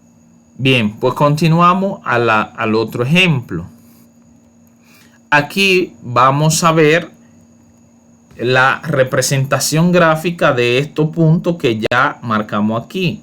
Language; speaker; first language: Spanish; native; Spanish